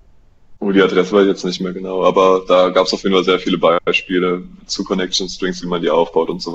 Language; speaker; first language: German; native; German